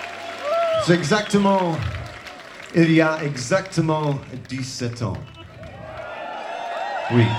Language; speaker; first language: French; non-native, learner; English